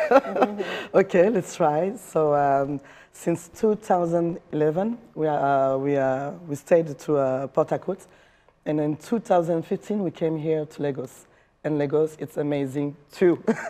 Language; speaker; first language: English; non-native, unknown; French